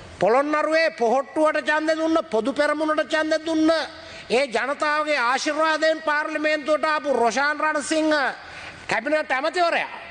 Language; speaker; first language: Sinhala; native; Sinhala